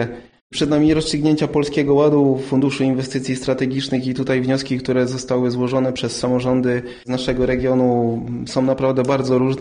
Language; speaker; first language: Polish; native; Polish